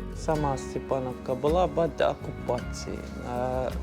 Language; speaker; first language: Ukrainian; non-native, learner; Arabic